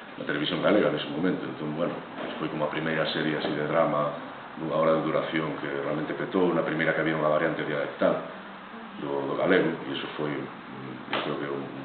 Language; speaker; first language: Galician; native; Galician